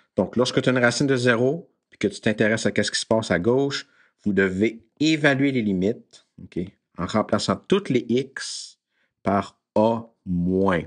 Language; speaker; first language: French; native; French